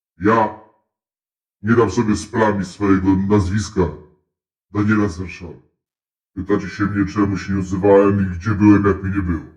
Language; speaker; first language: Polish; native; Polish